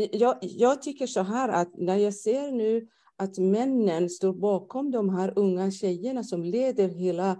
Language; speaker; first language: Swedish; non-native, fluent; Persian